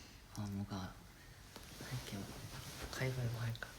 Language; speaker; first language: Korean; non-native, fluent; Japanese